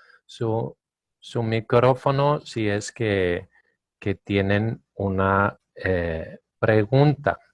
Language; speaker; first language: Spanish; non-native, fluent; Danish